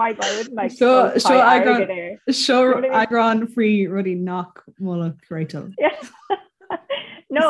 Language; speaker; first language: Irish; non-native, local second language; English